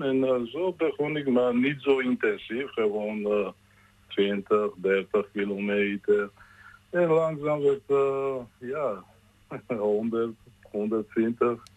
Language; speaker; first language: Dutch; non-native, learner; Georgian